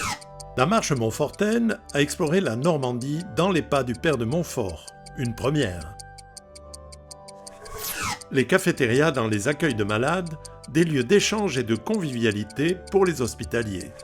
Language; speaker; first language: French; native; French